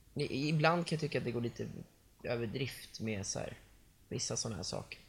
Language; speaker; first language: Swedish; native; Swedish